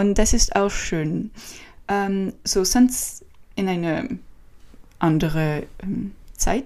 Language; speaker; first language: German; non-native, learner; French